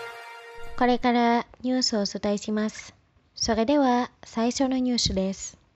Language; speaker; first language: Japanese; non-native, fluent; Indonesian